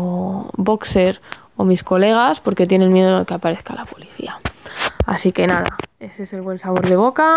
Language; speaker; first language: Spanish; native; Spanish